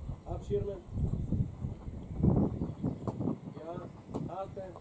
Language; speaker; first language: German; non-native, learner; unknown